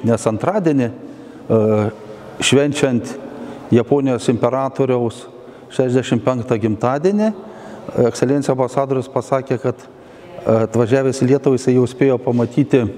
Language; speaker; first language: Lithuanian; native; Lithuanian